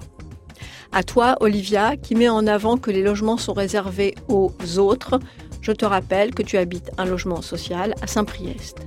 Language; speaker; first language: French; native; French